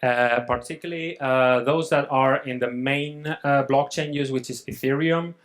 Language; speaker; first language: English; non-native, fluent; Catalan